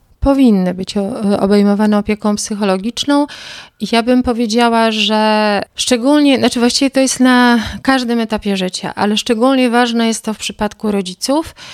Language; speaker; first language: Polish; native; Polish